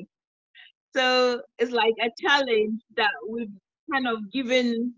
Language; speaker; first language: English; non-native, local second language; Akan